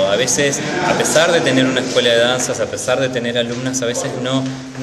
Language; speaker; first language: Spanish; native; Spanish